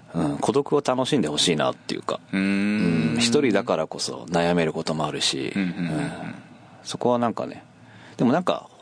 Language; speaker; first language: Japanese; native; Japanese